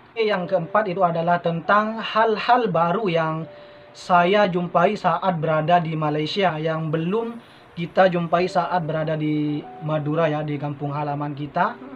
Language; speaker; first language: Indonesian; non-native, local second language; Madurese